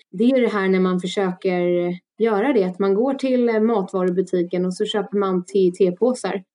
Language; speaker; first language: Swedish; early bilingual, other home language; Russian